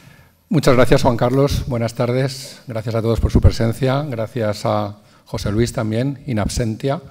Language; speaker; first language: Spanish; native; Spanish